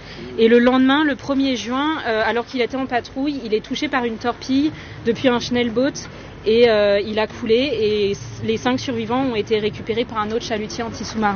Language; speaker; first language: French; native; French